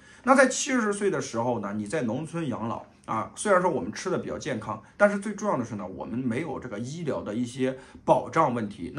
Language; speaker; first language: Chinese; native; Chinese